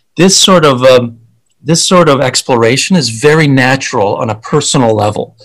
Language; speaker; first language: English; early bilingual, other home language; Hungarian